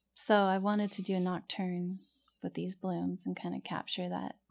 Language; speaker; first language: English; native; English